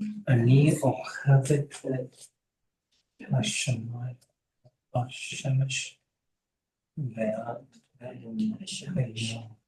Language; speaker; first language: Hebrew; non-native, learner; English